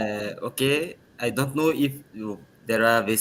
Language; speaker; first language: English; non-native, learner; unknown